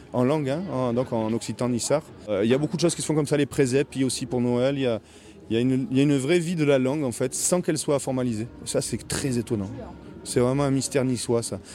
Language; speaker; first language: French; native; French